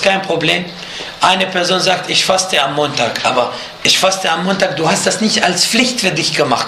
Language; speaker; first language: German; non-native, fluent; Arabic